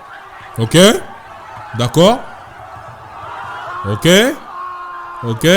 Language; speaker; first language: French; native; French